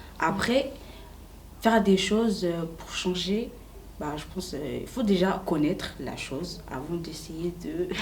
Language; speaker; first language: French; native; French